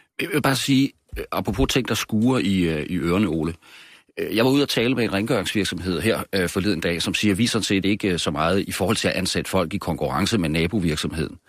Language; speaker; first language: Danish; native; Danish